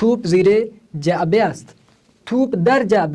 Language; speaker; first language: Persian; non-native, fluent; Urdu